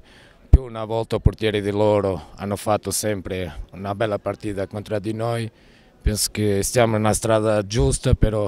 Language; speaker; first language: Italian; non-native, fluent; Portuguese